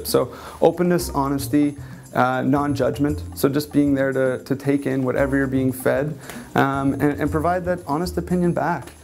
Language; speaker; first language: English; native; English